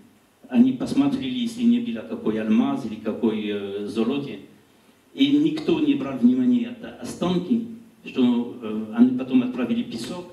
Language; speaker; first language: Russian; non-native, learner; French